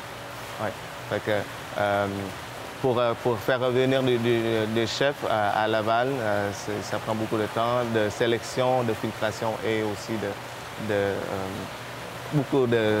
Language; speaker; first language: French; non-native, fluent; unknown